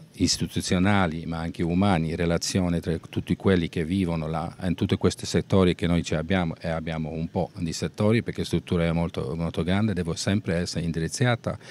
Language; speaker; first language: Italian; non-native, learner; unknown